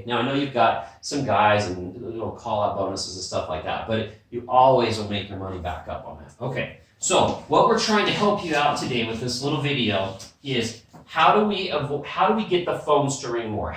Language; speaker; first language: English; native; English